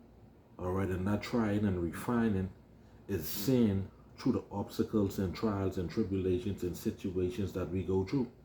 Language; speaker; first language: English; native; English